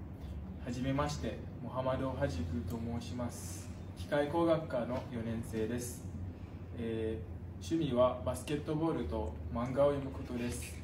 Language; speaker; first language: Japanese; non-native, learner; Malay